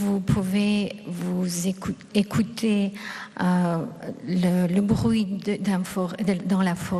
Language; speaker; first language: French; non-native, fluent; Russian